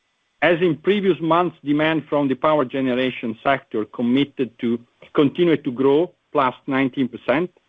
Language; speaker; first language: English; non-native, fluent; Italian